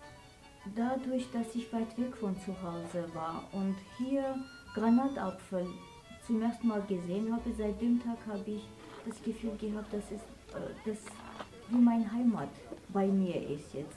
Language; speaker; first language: German; non-native, fluent; Armenian